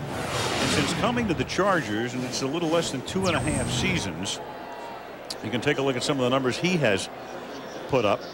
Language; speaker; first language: English; native; English